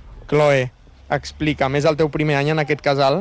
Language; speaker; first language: Catalan; native; Catalan